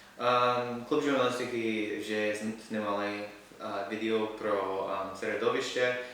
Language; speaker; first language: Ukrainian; non-native, learner; English